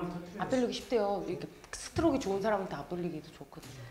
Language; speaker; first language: Korean; native; Korean